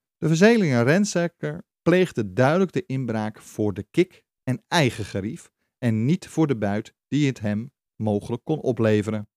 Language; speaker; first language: Dutch; native; Dutch